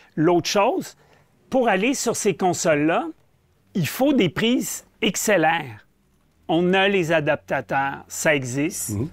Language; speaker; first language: French; native; French